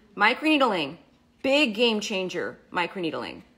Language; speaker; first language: English; native; English